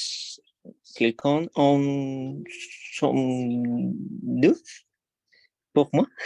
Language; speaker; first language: French; non-native, learner; Spanish